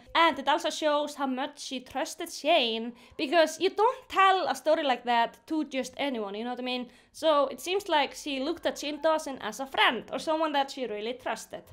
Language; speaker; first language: English; non-native, fluent; Icelandic